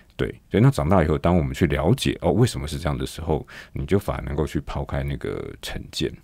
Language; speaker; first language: Chinese; native; Chinese